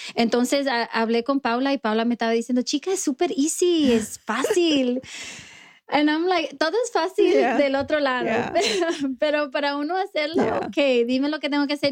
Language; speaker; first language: Spanish; early bilingual, heritage; Spanish